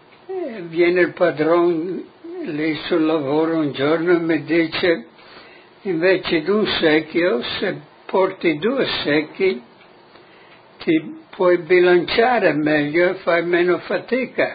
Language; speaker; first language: Italian; non-native, local second language; Friulian